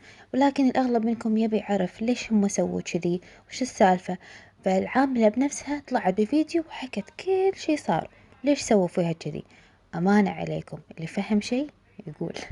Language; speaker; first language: Arabic; native; Arabic